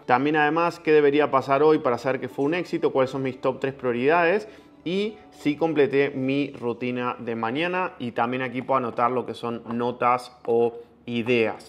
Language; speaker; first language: Spanish; native; Spanish